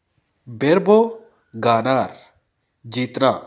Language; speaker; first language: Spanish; non-native, fluent; Urdu